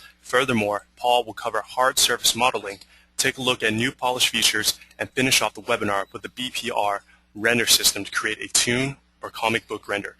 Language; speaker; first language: English; native; English